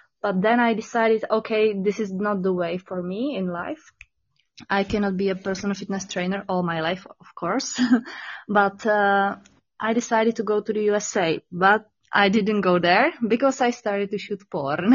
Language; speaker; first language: English; non-native, learner; Czech